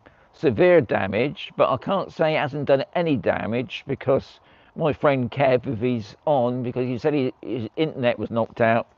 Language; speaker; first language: English; native; English